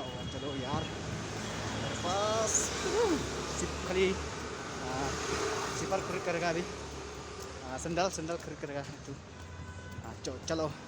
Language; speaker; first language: Hindi; non-native, local second language; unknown